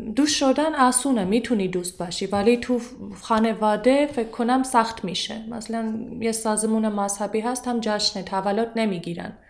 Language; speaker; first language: Persian; non-native, fluent; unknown